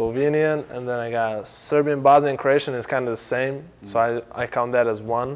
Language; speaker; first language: English; non-native, fluent; Slovenian